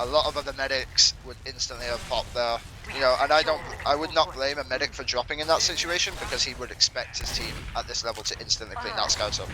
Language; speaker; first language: English; native; English